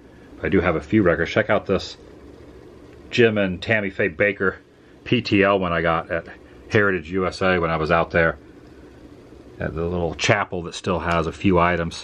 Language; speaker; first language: English; native; English